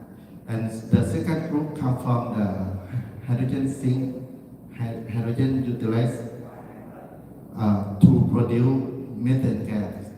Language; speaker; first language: English; non-native, learner; Thai